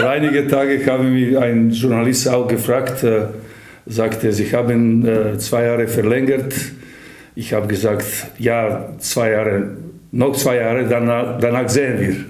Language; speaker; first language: German; non-native, fluent; Serbian